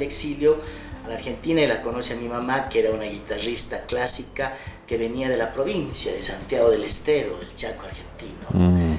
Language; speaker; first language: Spanish; native; Spanish